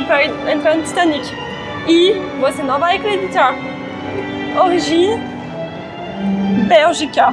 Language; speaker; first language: Portuguese; non-native, fluent; French